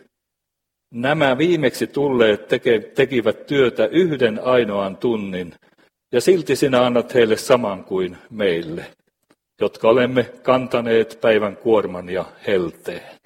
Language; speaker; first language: Finnish; native; Finnish